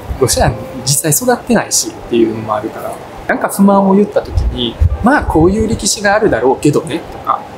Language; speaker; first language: Japanese; early bilingual, other home language; Russian